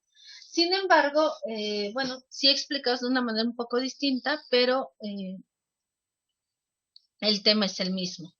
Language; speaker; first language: Spanish; native; Spanish